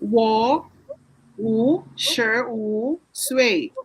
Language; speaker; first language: Chinese; non-native, learner; Filipino